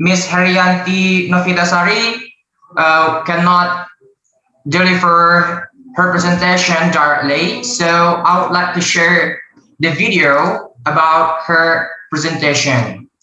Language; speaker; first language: English; non-native, learner; Indonesian